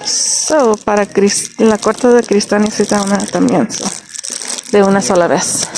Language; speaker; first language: Spanish; early bilingual, heritage; English